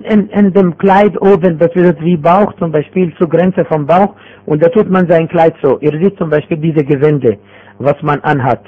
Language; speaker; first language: German; non-native, fluent; Arabic